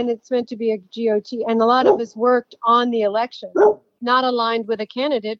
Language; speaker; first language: English; native; English